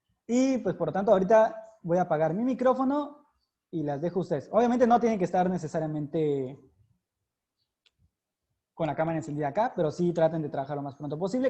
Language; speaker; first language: Spanish; native; Spanish